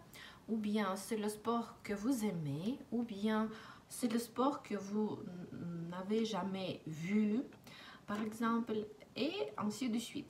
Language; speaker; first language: French; non-native, fluent; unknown